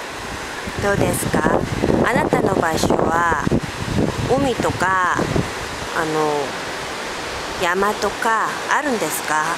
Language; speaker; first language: Japanese; non-native, learner; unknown